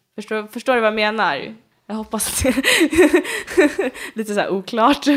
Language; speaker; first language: Swedish; native; Swedish